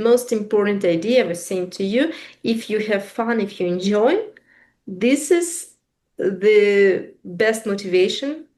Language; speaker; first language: English; non-native, fluent; Russian